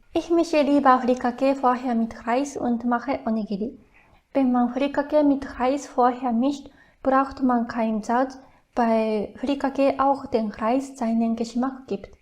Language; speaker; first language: German; non-native, fluent; Japanese